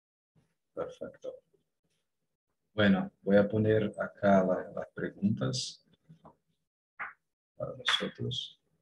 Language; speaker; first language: Spanish; non-native, learner; Portuguese